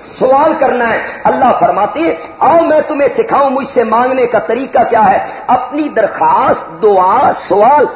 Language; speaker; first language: Urdu; non-native, local second language; Punjabi